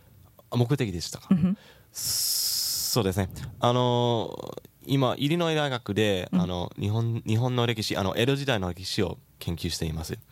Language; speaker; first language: Japanese; non-native, learner; English